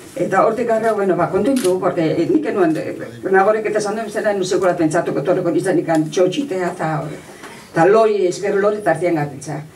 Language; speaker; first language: Basque; native; Basque